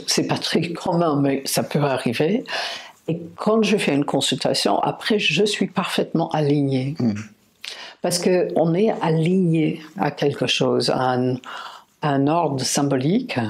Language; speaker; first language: French; non-native, fluent; English